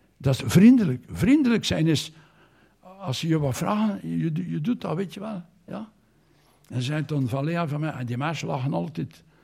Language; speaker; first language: Dutch; native; Dutch